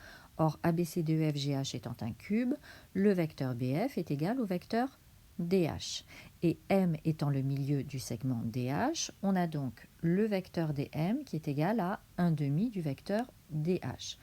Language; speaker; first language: French; native; French